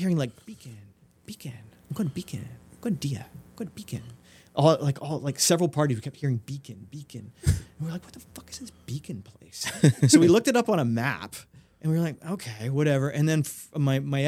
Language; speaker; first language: English; native; English